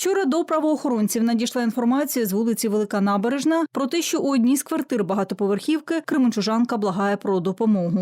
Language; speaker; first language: Ukrainian; native; Ukrainian